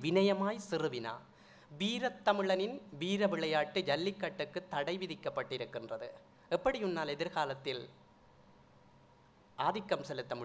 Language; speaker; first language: Tamil; native; Tamil